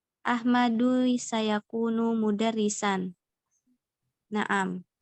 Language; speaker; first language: Arabic; non-native, learner; Indonesian